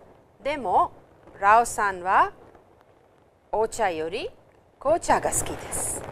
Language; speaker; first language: Japanese; non-native, fluent; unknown